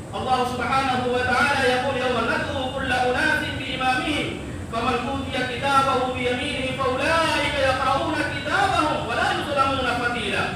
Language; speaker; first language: Arabic; non-native, fluent; Urdu